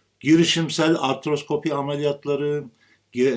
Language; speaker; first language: Turkish; native; Turkish